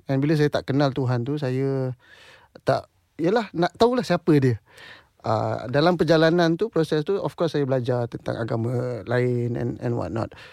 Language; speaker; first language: Malay; non-native, local second language; English